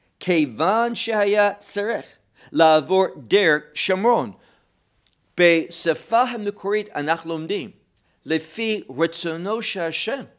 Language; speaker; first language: Hebrew; non-native, fluent; English